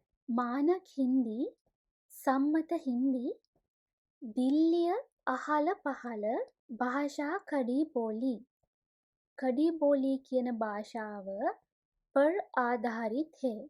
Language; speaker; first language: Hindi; non-native, fluent; Sinhala